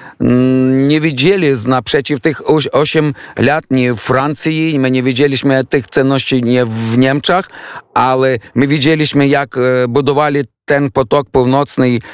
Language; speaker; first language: Polish; non-native, fluent; Ukrainian